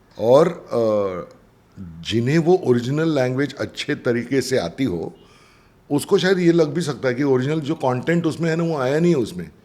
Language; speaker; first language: Hindi; non-native, local second language; Marathi